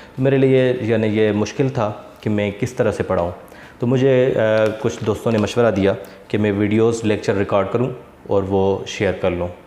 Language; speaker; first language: Urdu; non-native, local second language; Sindhi